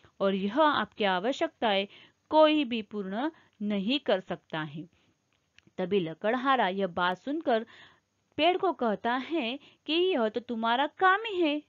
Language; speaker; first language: Hindi; non-native, local second language; Marathi